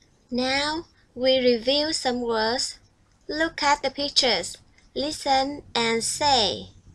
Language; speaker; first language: English; non-native, fluent; Vietnamese